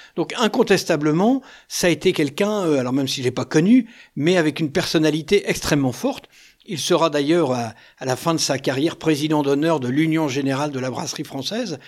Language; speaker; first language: French; native; French